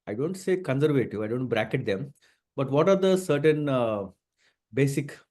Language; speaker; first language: English; non-native, local second language; Telugu